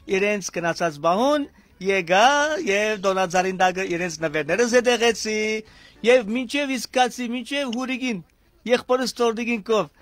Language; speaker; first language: Armenian; early bilingual, heritage; Armenian